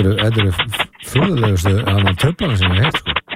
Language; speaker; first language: Icelandic; native; Icelandic